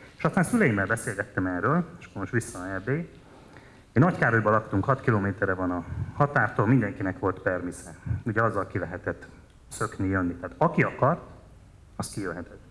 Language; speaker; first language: Hungarian; native; Hungarian